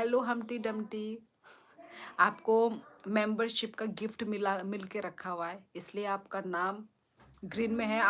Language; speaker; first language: Hindi; non-native, local second language; Kok Borok